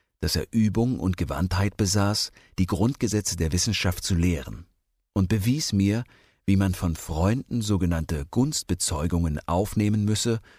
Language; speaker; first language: German; native; German